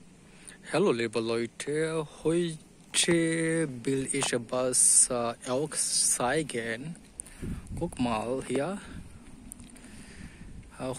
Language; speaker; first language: German; non-native, learner; Bangla